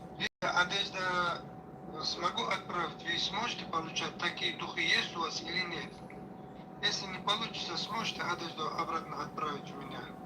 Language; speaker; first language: Russian; non-native, learner; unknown